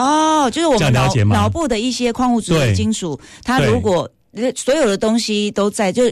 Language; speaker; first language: Chinese; native; Chinese